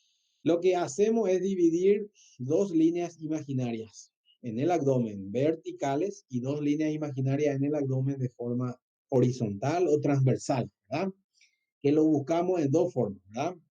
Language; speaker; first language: Spanish; native; Spanish